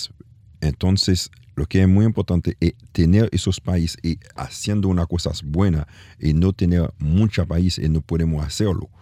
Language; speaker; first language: Spanish; non-native, learner; French